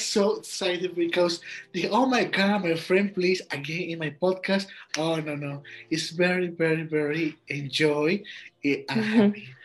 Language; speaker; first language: English; non-native, learner; Spanish